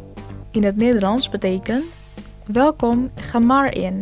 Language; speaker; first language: Dutch; non-native, fluent; Indonesian